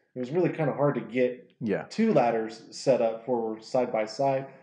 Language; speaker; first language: English; native; English